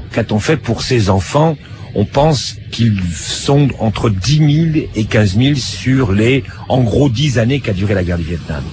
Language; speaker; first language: French; native; French